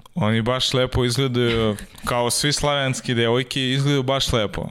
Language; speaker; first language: Serbian; non-native, learner; Russian